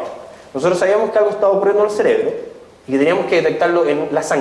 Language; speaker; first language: Spanish; native; Spanish